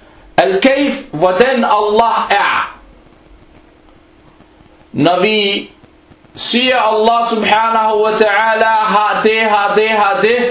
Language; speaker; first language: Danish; non-native, fluent; Arabic